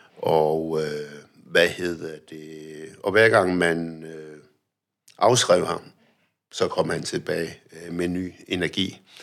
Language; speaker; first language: Danish; early bilingual, other home language; Arabic